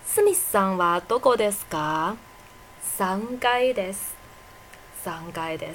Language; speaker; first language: Japanese; non-native, fluent; Chinese